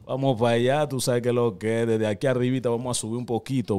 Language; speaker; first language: Spanish; native; Spanish